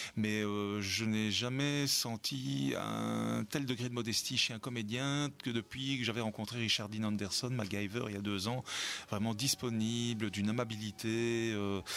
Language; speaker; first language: French; native; French